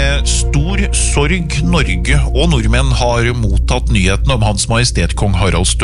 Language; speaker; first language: Norwegian; native; Norwegian